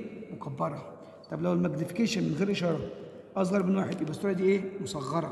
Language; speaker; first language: Arabic; native; Arabic